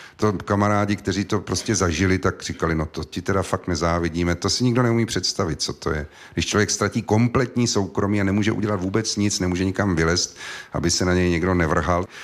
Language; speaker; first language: Czech; native; Czech